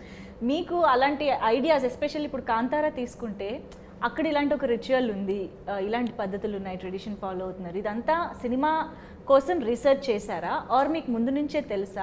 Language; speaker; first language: Telugu; native; Telugu